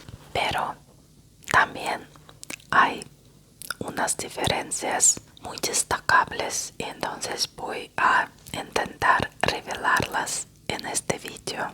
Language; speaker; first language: Spanish; non-native, fluent; Russian